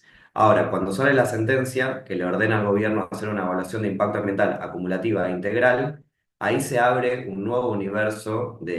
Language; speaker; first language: Spanish; native; Spanish